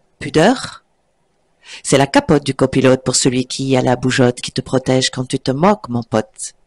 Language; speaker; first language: French; native; French